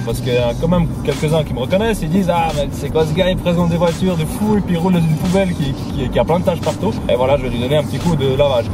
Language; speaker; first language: French; native; French